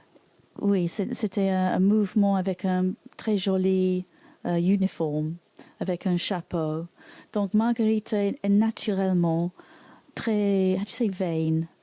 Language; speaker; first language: French; non-native, learner; English